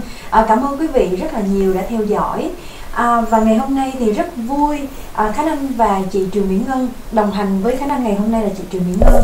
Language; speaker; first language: Vietnamese; native; Vietnamese